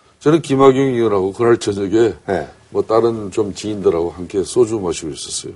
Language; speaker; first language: Korean; native; Korean